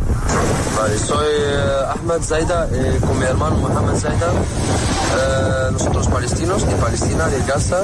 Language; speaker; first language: Spanish; non-native, learner; Arabic